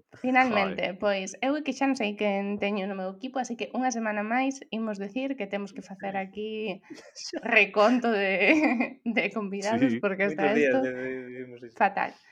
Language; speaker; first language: Galician; native; Galician